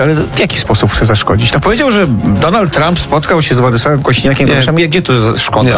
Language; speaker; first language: Polish; native; Polish